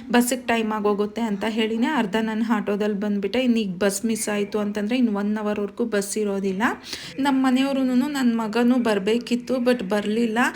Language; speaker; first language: Kannada; native; Kannada